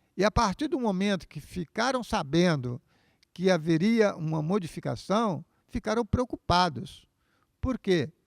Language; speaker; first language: Portuguese; native; Portuguese